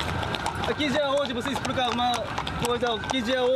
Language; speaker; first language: Portuguese; non-native, learner; Korean